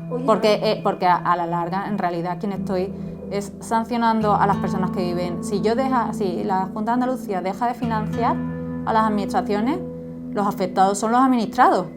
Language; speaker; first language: Spanish; native; Spanish